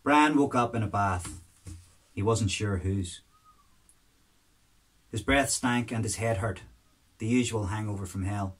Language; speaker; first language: English; native; English